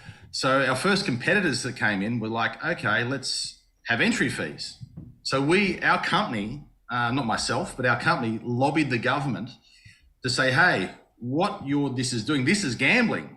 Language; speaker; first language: English; native; English